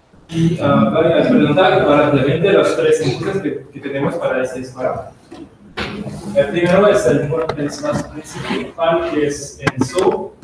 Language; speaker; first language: Spanish; non-native, learner; French